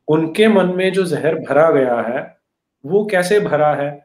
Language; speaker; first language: Hindi; native; Hindi